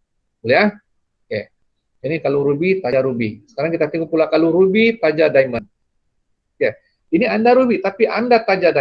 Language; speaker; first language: Indonesian; non-native, local second language; Malay